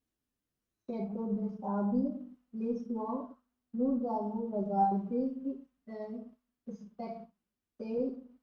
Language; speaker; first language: French; non-native, learner; Hindi